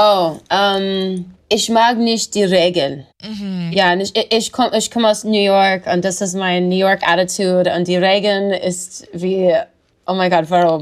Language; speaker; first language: German; non-native, learner; English